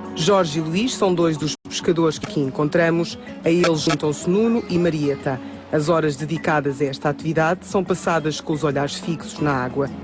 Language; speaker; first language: Portuguese; native; Portuguese